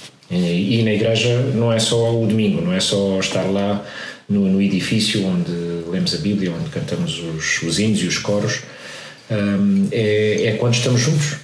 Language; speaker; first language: Portuguese; native; Portuguese